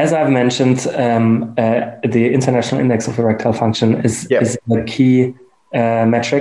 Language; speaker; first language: English; non-native, fluent; German